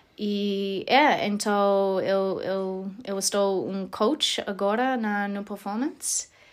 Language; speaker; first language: Portuguese; non-native, learner; English